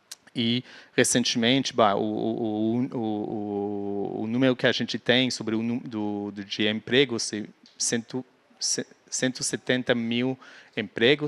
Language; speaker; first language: Portuguese; non-native, fluent; French